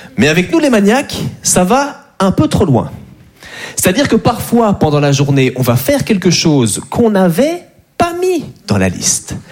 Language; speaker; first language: French; native; French